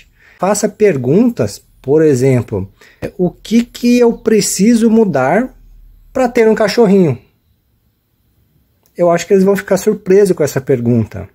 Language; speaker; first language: Portuguese; native; Portuguese